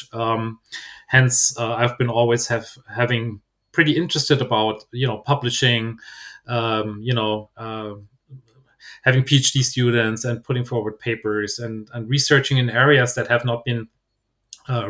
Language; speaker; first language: English; non-native, fluent; German